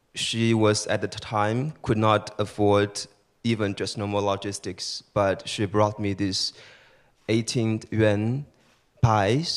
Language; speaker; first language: English; early bilingual, other home language; Chinese